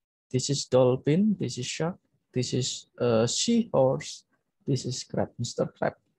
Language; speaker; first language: English; non-native, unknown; Indonesian